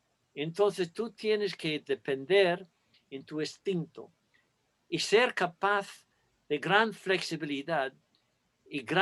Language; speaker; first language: Spanish; non-native, fluent; English